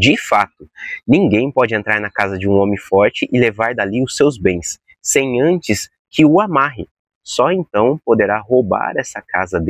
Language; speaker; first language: Portuguese; native; Portuguese